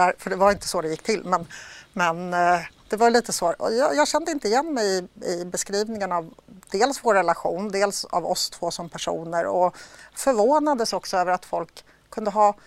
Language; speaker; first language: Swedish; early bilingual, other home language; Polish